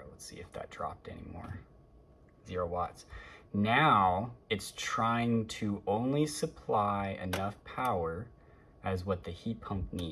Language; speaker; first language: English; native; English